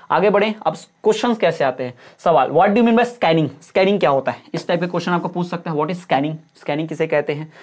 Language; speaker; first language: Hindi; native; Hindi